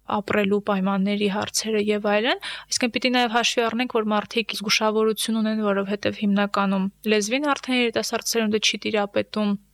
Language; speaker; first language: Armenian; native; Armenian